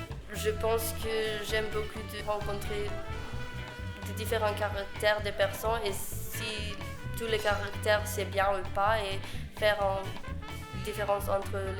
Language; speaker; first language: French; non-native, learner; Macedonian